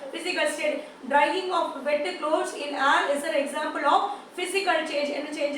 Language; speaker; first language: English; non-native, local second language; Tamil